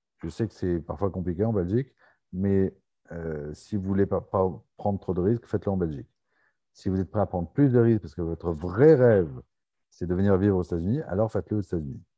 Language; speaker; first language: French; native; French